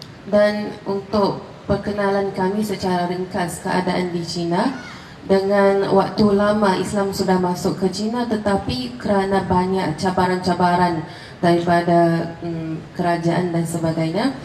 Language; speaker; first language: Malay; non-native, fluent; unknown